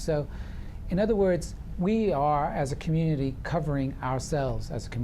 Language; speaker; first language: English; native; English